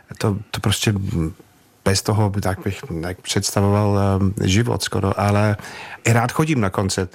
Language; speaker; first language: Czech; non-native, fluent; English